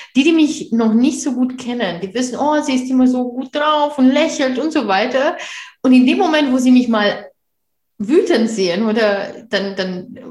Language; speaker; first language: German; non-native, fluent; Romanian